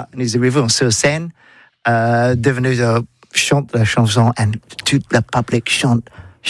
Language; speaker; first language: French; non-native, learner; English